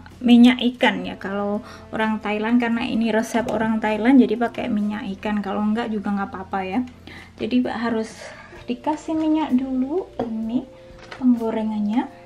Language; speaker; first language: Indonesian; native; Indonesian